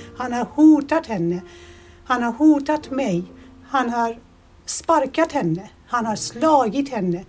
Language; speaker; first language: Swedish; non-native, fluent; Persian